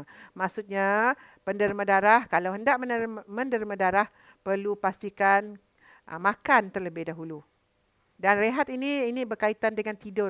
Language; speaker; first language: Malay; native; Malay